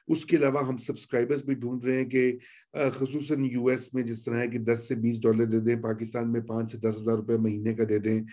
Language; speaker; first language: Urdu; native; Urdu